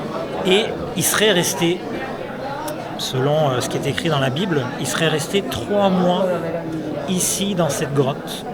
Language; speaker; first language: French; native; French